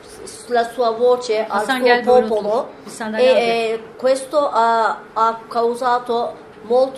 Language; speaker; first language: Italian; non-native, fluent; Turkish